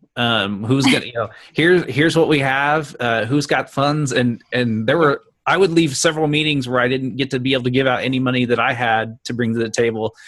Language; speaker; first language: English; native; English